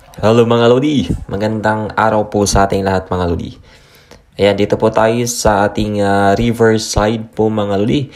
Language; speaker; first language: Filipino; native; Filipino